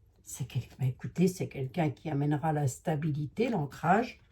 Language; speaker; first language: French; native; French